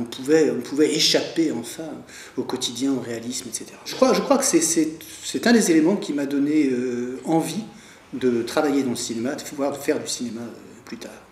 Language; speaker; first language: French; native; French